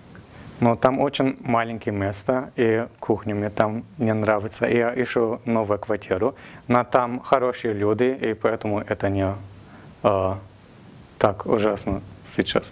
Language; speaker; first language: Russian; non-native, learner; German